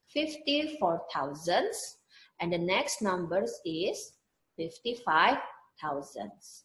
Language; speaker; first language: English; non-native, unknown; Indonesian